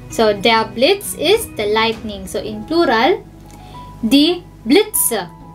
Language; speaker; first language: English; non-native, local second language; Filipino